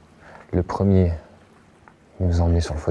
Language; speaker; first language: French; native; French